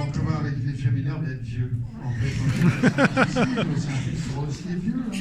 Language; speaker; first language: French; native; French